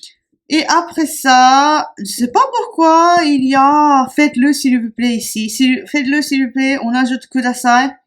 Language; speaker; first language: French; non-native, fluent; Japanese